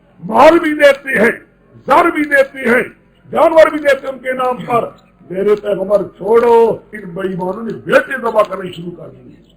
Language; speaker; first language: Urdu; non-native, local second language; Pashto